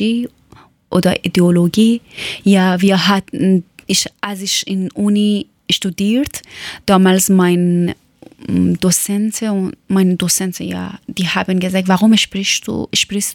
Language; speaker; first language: German; non-native, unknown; Persian